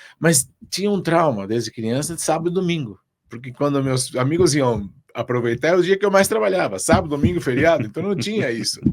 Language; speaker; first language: Portuguese; early bilingual, other home language; Spanish